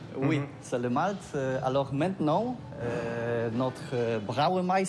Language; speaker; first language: French; non-native, learner; Polish